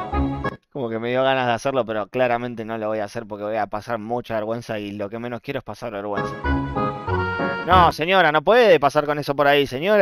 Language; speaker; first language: Spanish; native; Spanish